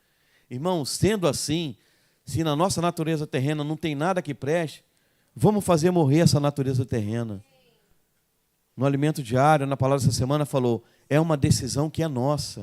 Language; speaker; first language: Portuguese; native; Portuguese